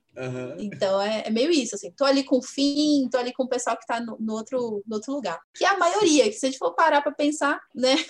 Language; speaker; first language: Portuguese; native; Portuguese